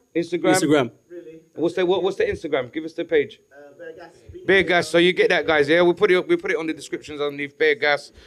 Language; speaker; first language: English; native; English